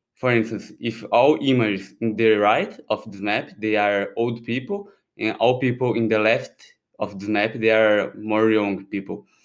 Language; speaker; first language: English; non-native, fluent; Portuguese